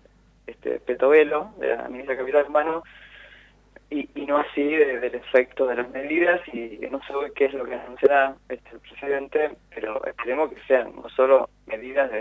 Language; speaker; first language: Spanish; native; Spanish